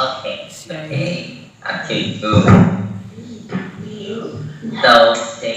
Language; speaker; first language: English; non-native, learner; Burmese